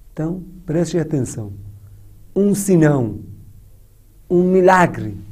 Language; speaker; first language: Portuguese; non-native, fluent; Persian